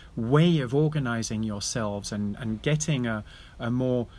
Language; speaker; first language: English; native; English